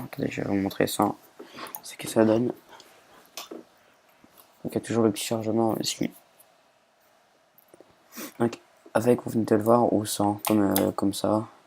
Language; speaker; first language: French; native; French